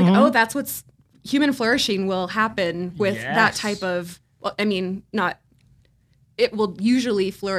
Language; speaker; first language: English; native; English